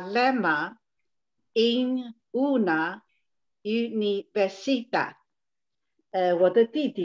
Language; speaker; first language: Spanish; non-native, learner; Chinese